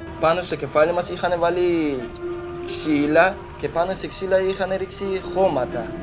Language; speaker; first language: Greek; non-native, learner; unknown